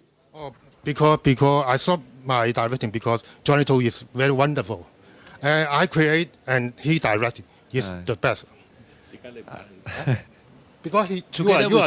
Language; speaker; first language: English; non-native, learner; Cantonese